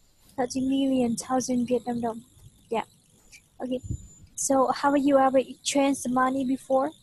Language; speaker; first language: English; non-native, fluent; Vietnamese